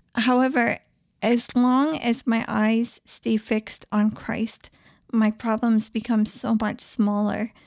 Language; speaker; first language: English; native; English